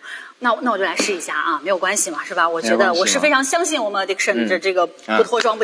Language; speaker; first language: Chinese; native; Chinese